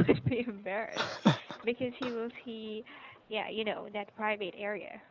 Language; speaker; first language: English; non-native, local second language; Filipino